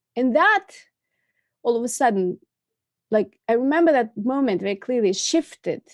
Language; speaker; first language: English; non-native, fluent; Russian